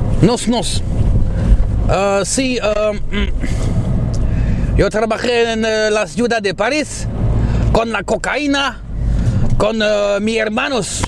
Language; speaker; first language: Spanish; non-native, learner; French